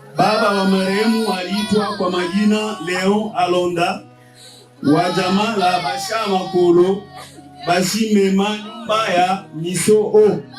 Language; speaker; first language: Swahili; non-native, local second language; Bembe